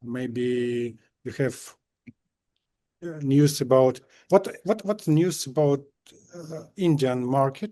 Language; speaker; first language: English; non-native, learner; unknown